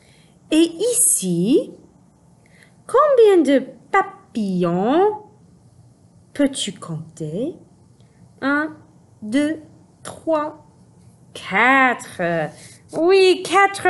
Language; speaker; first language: French; non-native, fluent; English